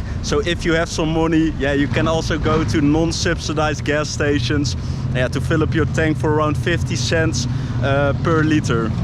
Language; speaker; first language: English; non-native, fluent; Dutch